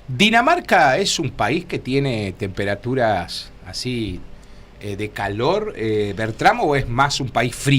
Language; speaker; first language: Spanish; native; Spanish